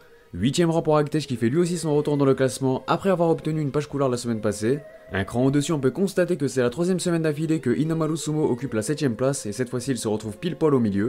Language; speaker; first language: French; native; French